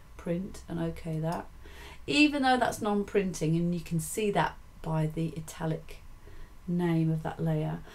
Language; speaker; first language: English; native; English